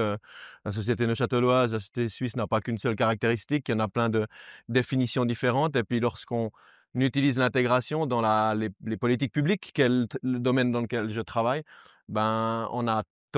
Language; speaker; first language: French; native; French